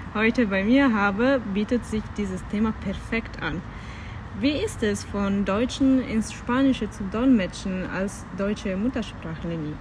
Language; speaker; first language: German; non-native, fluent; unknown